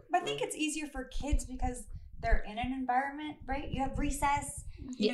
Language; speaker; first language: English; native; English